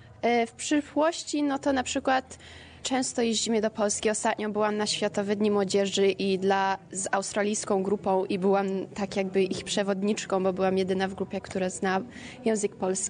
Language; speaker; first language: Polish; early bilingual, heritage; Polish